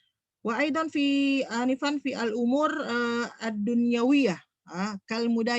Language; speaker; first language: Arabic; non-native, fluent; Indonesian